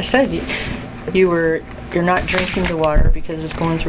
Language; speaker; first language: English; native; English